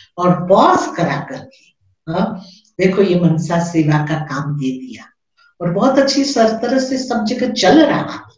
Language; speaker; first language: Hindi; non-native, local second language; Gujarati